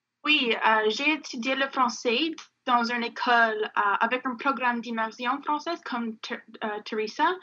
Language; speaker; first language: French; non-native, local second language; English